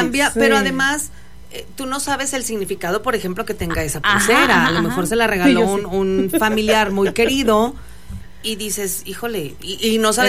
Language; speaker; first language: Spanish; native; Spanish